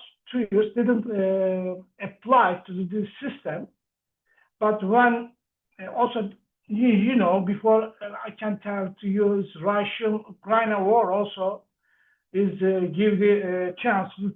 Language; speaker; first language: English; non-native, learner; Turkish